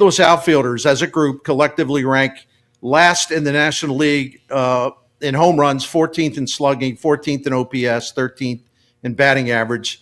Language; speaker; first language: English; native; English